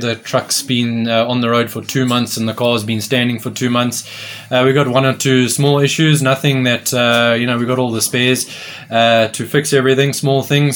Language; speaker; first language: English; native; English